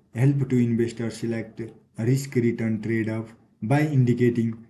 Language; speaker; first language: English; non-native, local second language; Nepali